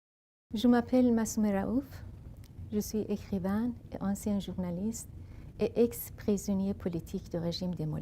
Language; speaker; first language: French; non-native, fluent; Persian